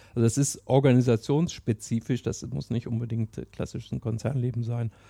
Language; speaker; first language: German; non-native, fluent; English